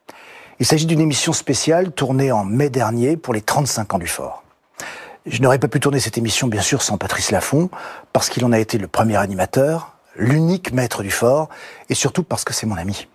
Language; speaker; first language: French; native; French